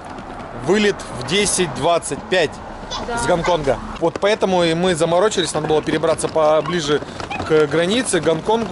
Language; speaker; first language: Russian; native; Russian